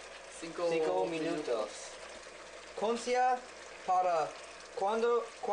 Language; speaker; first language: Spanish; non-native, learner; English